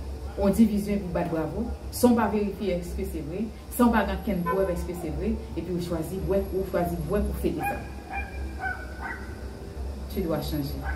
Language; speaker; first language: French; non-native, learner; Haitian Creole